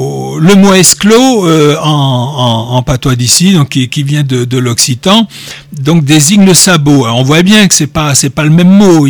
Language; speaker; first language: French; native; French